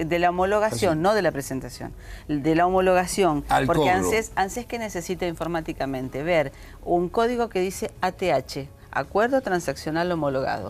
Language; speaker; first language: Spanish; native; Spanish